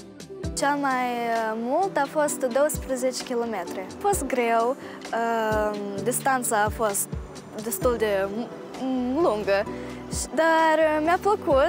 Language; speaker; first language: Romanian; early bilingual, heritage; Romanian